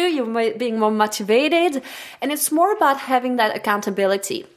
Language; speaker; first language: English; non-native, fluent; French